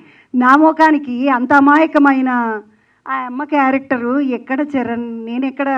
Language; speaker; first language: Telugu; native; Telugu